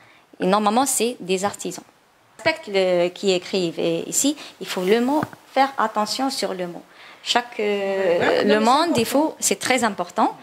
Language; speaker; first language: French; non-native, learner; Chinese